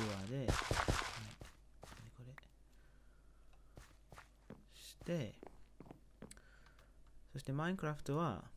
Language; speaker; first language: Japanese; non-native, learner; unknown